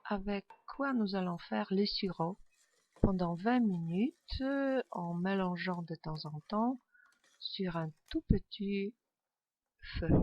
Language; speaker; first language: French; non-native, fluent; Polish